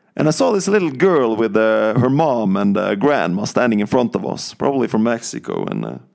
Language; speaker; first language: English; non-native, fluent; Norwegian